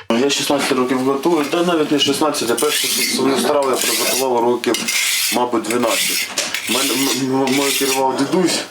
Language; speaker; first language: Ukrainian; non-native, local second language; Russian